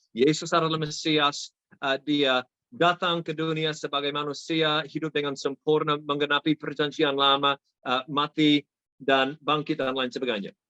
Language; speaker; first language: Indonesian; non-native, fluent; English